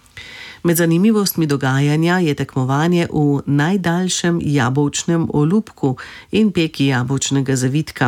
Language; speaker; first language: Slovenian; native; Slovenian